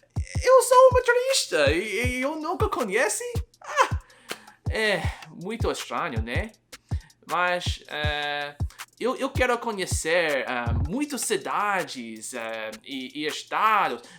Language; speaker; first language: Portuguese; non-native, learner; English